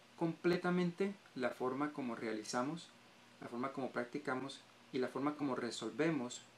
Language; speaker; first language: Spanish; native; Spanish